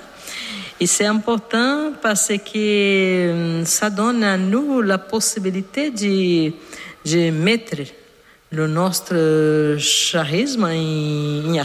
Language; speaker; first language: French; non-native, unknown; Portuguese